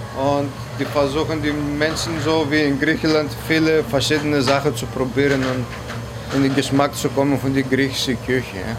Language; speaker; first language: German; non-native, learner; Greek